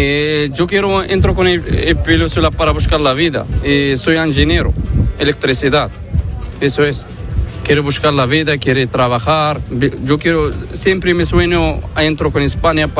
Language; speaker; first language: Spanish; non-native, learner; Arabic